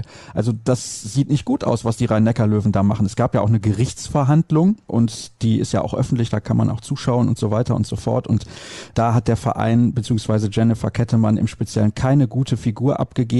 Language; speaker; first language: German; native; German